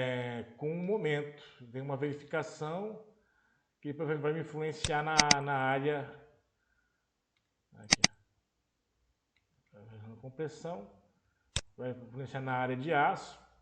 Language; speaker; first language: Portuguese; native; Portuguese